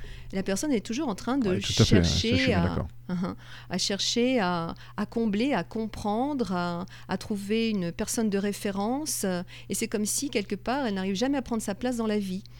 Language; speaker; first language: French; native; French